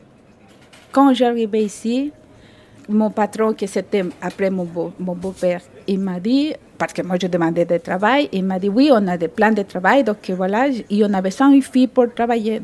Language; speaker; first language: French; non-native, fluent; Spanish